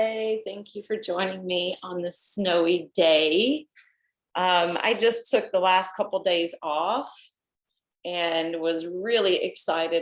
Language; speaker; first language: English; native; English